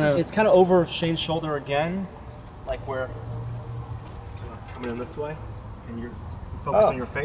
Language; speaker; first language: English; native; English